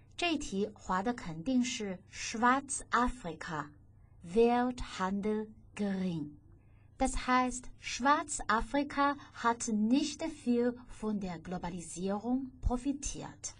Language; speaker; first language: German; non-native, fluent; Chinese